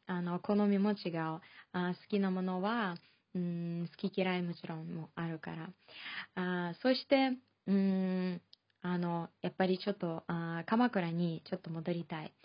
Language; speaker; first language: Japanese; non-native, fluent; Chinese